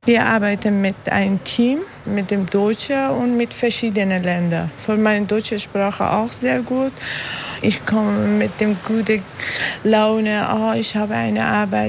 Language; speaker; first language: German; non-native, learner; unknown